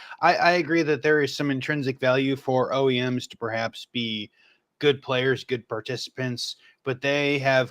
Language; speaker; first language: English; native; English